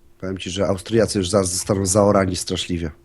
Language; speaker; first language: Polish; native; Polish